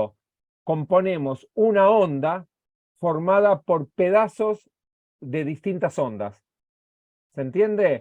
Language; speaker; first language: Spanish; native; Spanish